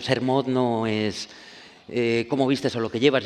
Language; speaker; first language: Spanish; native; Spanish